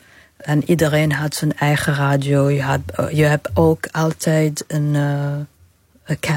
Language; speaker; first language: Dutch; non-native, fluent; Arabic